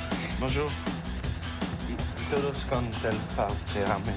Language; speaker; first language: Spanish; non-native, learner; French